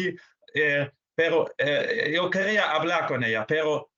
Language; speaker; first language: Spanish; non-native, fluent; German